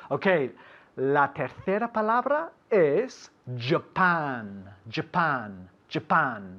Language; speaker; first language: Spanish; non-native, fluent; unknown